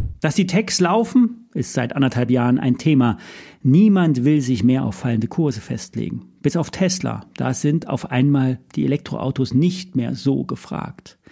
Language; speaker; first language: German; native; German